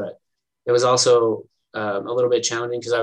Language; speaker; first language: English; native; English